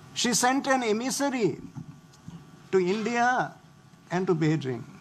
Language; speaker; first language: English; non-native, local second language; Sinhala